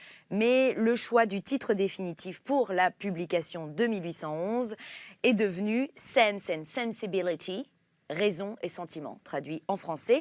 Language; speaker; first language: French; native; French